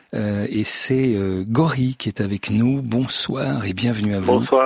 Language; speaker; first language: French; native; French